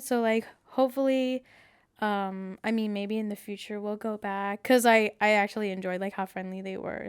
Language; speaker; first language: English; native; English